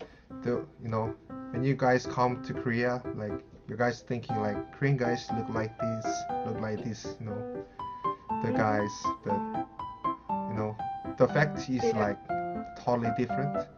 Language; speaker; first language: English; non-native, fluent; Korean